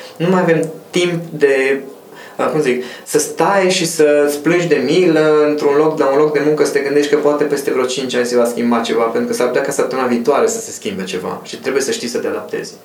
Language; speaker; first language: Romanian; non-native, local second language; Hungarian